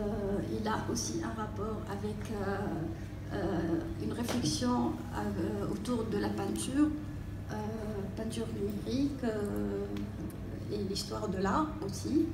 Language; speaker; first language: French; non-native, local second language; Arabic